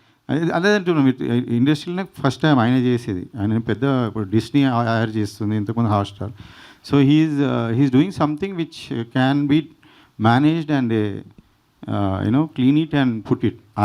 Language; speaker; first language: Telugu; native; Telugu